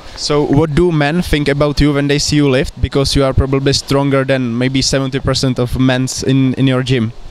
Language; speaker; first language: English; non-native, fluent; Czech